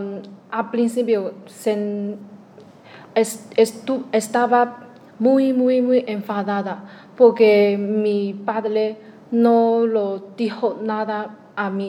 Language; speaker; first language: Spanish; non-native, learner; Chinese